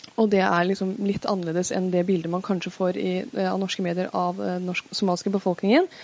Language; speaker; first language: Norwegian; early bilingual, other home language; Persian